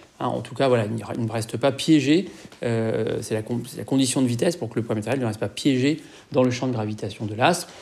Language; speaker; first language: French; native; French